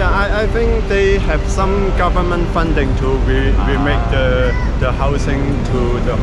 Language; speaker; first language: English; non-native, learner; Cantonese